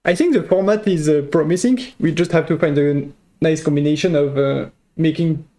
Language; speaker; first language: English; non-native, fluent; French